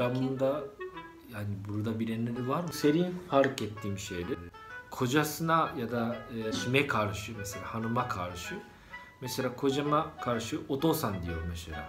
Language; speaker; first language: Turkish; non-native, fluent; Japanese